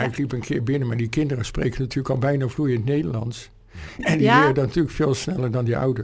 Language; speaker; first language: Dutch; native; Dutch